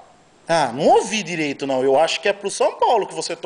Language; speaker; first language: Portuguese; native; Portuguese